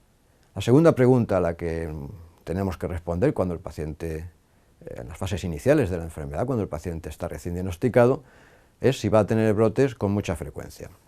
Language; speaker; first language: Spanish; native; Spanish